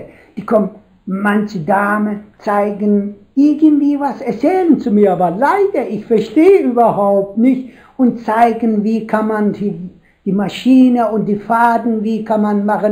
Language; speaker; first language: German; non-native, learner; Turkish